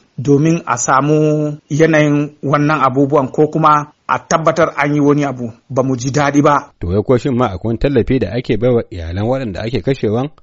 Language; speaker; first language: Hausa; non-native, local second language; Fula